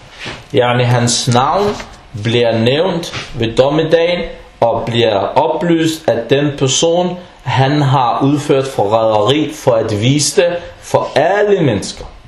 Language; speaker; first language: Danish; non-native, fluent; Arabic